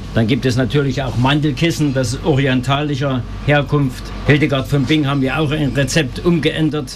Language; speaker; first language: German; native; German